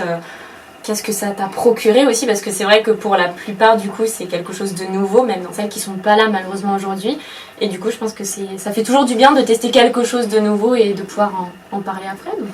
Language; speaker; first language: French; native; French